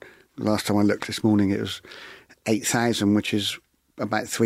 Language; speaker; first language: English; native; English